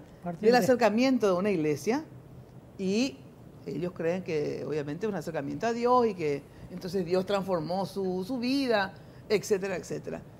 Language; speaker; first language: Spanish; native; Spanish